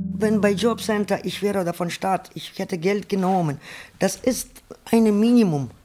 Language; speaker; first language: German; non-native, fluent; Ukrainian